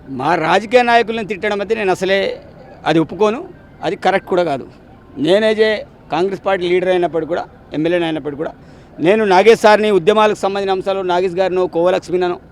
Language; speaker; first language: Telugu; non-native, local second language; Gondi